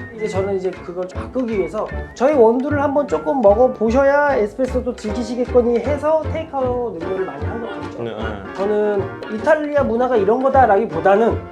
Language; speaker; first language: Korean; native; Korean